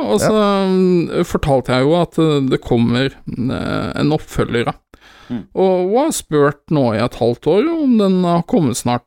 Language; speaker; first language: Norwegian; native; Norwegian